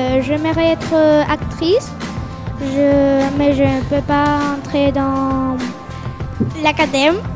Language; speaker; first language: French; non-native, learner; Spanish